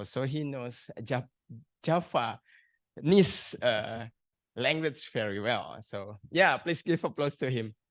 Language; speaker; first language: English; non-native, learner; Indonesian